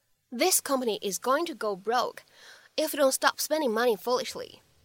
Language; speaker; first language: English; non-native, fluent; Chinese